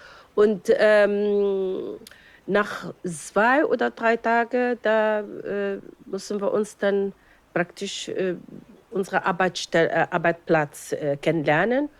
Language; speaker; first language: German; non-native, fluent; Arabic